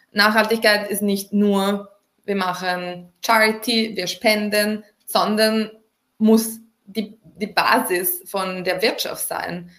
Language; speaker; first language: German; non-native, fluent; Italian